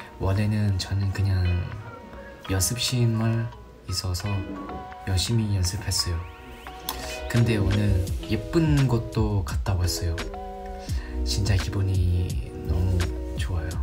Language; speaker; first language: Korean; non-native, fluent; Thai